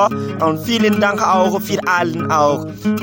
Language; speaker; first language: German; non-native, learner; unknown